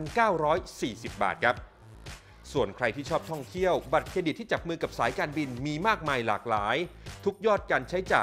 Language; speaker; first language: Thai; native; Thai